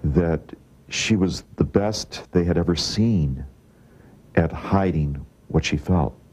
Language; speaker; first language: English; native; English